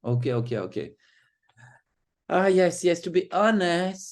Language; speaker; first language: English; non-native, fluent; Arabic